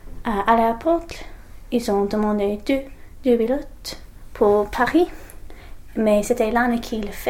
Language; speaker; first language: French; non-native, learner; English